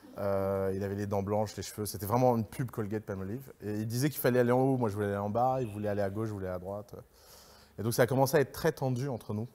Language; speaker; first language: French; early bilingual, other home language; Arabic